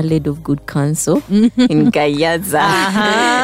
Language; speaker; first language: English; non-native, local second language; Ganda